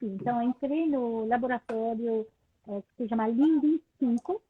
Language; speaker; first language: Portuguese; non-native, fluent; French